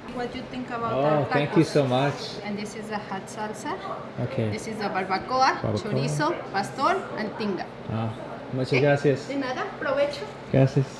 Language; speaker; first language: English; native; English